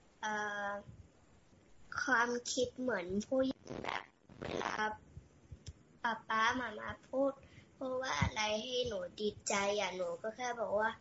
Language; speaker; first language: Thai; early bilingual, heritage; Thai